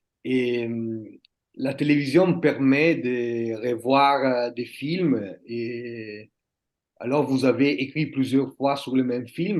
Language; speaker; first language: French; non-native, fluent; Italian